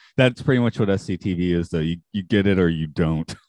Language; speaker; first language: English; native; English